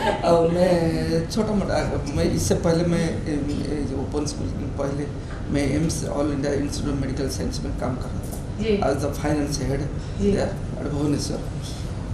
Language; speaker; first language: Hindi; non-native, local second language; Odia